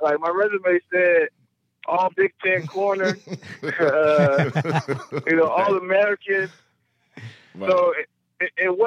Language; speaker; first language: English; native; English